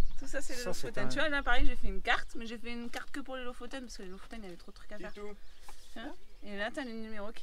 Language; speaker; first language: French; native; French